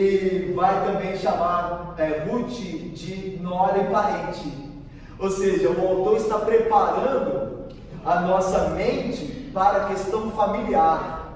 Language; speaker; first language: Portuguese; native; Portuguese